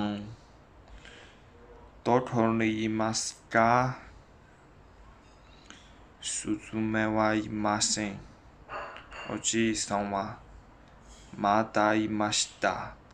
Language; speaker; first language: Japanese; non-native, learner; Chinese